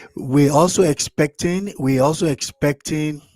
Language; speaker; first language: English; non-native, local second language; Yoruba